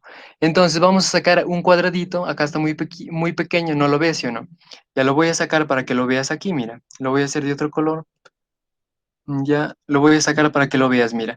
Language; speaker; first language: Spanish; native; Spanish